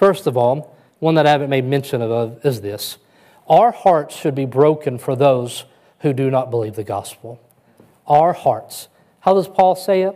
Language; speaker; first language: English; native; English